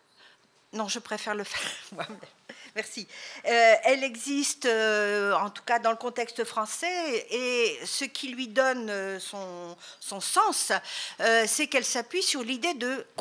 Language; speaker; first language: French; native; French